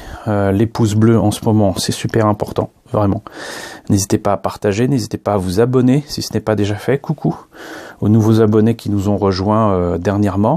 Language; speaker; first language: French; native; French